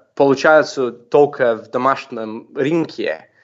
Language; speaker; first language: Russian; non-native, fluent; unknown